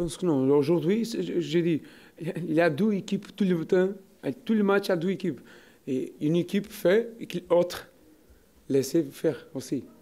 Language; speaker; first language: French; non-native, learner; Portuguese